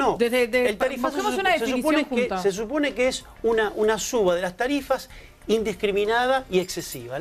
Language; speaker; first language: Spanish; native; Spanish